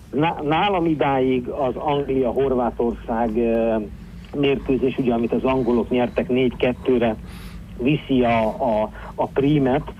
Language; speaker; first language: Hungarian; native; Hungarian